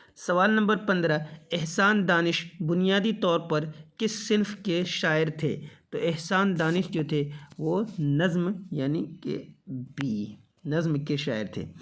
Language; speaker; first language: Urdu; native; Urdu